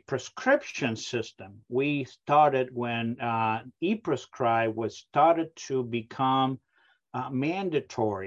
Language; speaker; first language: English; non-native, fluent; Spanish